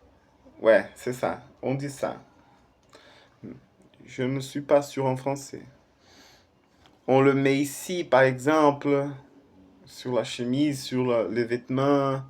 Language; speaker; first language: French; non-native, fluent; Portuguese